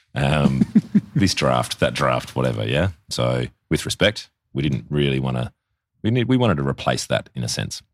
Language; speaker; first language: English; native; English